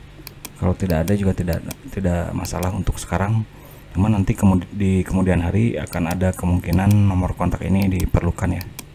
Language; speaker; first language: Indonesian; native; Indonesian